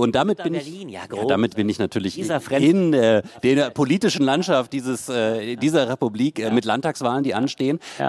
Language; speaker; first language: German; native; German